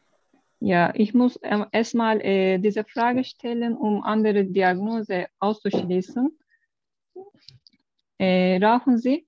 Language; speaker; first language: German; non-native, learner; Turkish